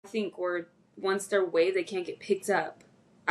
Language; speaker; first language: English; native; English